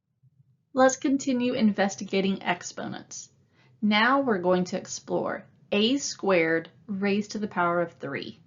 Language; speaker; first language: English; native; English